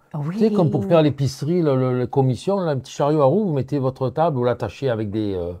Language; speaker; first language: French; native; French